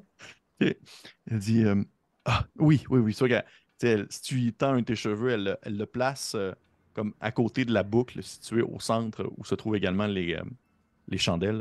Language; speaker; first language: French; native; French